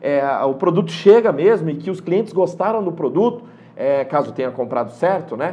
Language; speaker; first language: Portuguese; native; Portuguese